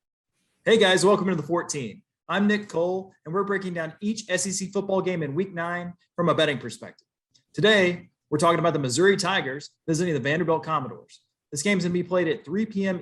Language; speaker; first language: English; native; English